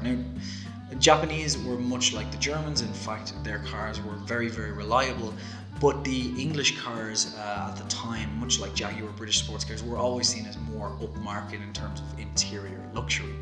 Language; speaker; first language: English; native; English